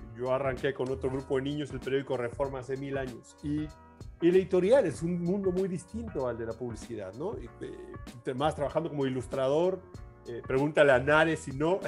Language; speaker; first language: Spanish; native; Spanish